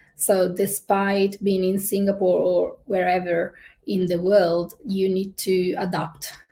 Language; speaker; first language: English; non-native, fluent; Italian